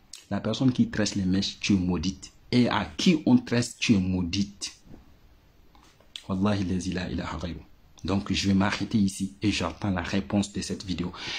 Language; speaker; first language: French; non-native, local second language; Bambara